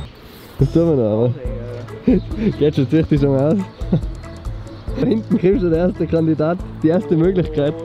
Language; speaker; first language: German; native; German